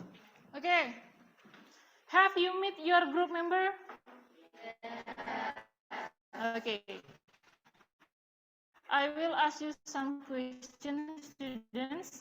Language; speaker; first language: English; non-native, learner; Indonesian